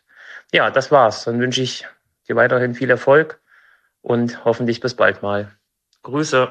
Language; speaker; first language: German; native; German